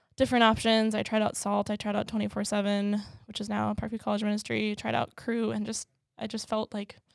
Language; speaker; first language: English; native; English